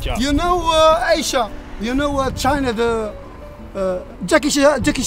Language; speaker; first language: English; non-native, learner; Arabic